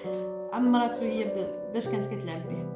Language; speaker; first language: Arabic; native; Arabic